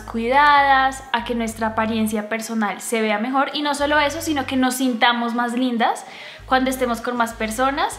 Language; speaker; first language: Spanish; native; Spanish